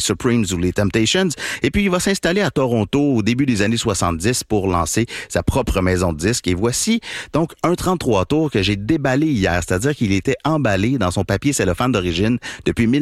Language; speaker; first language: French; native; French